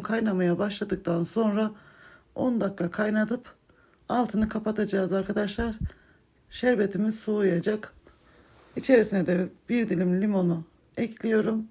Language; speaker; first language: Turkish; native; Turkish